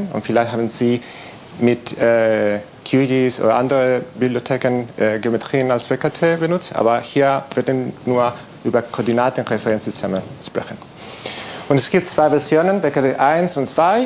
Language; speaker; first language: German; non-native, learner; Spanish